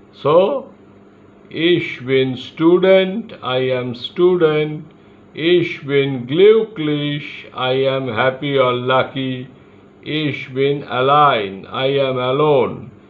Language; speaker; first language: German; non-native, learner; Bangla